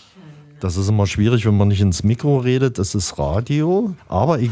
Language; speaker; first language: German; native; German